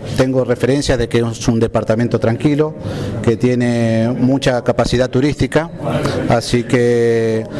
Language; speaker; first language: Spanish; native; Spanish